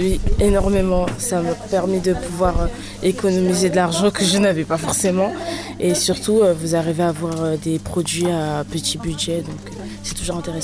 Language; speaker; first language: French; non-native, fluent; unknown